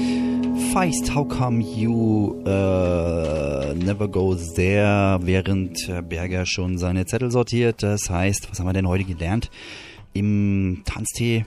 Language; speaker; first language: German; native; German